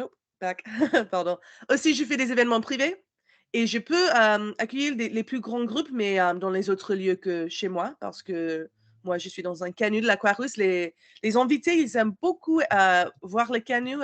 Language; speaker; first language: French; non-native, learner; English